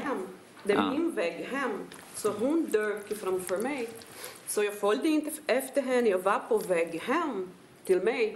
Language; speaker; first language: Swedish; non-native, fluent; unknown